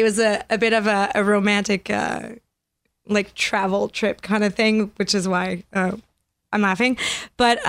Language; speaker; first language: English; non-native, fluent; French